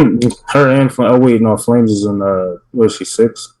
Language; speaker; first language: English; native; English